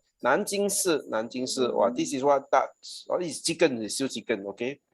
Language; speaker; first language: English; non-native, local second language; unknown